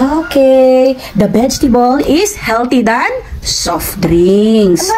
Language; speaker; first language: English; non-native, local second language; Filipino